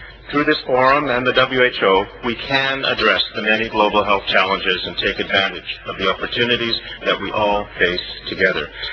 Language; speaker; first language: English; native; English